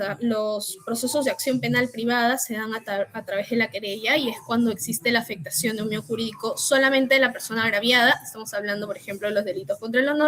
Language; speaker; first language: Spanish; native; Spanish